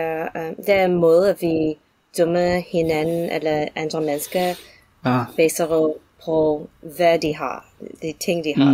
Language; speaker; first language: Danish; non-native, fluent; English